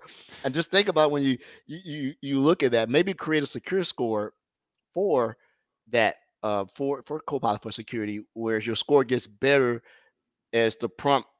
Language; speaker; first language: English; native; English